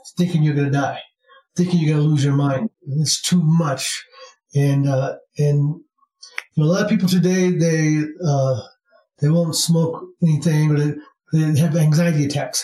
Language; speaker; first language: English; native; English